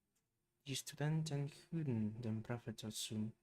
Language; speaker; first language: German; non-native, learner; Spanish